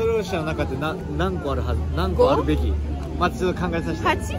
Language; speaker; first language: Japanese; native; Japanese